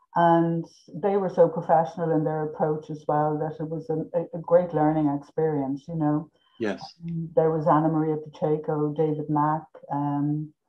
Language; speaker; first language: English; native; English